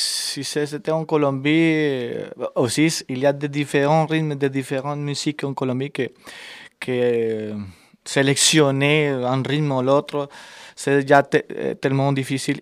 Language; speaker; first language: French; non-native, fluent; Spanish